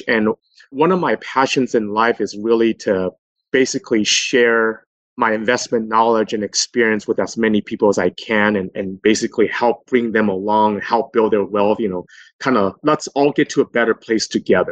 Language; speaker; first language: English; native; English